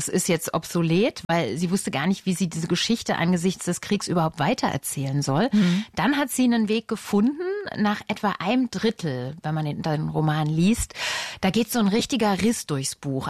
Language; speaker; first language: German; native; German